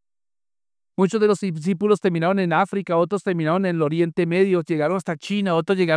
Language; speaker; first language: Spanish; native; Spanish